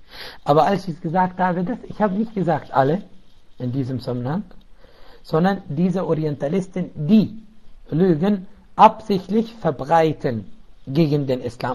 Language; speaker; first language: German; non-native, local second language; Arabic